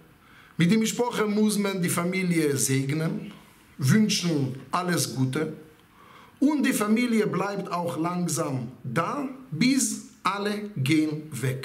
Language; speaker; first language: German; non-native, fluent; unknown